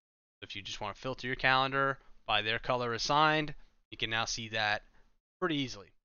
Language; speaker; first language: English; native; English